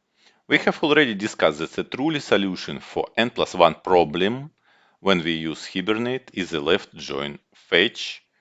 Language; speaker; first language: English; non-native, fluent; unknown